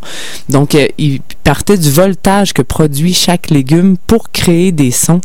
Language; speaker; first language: French; native; French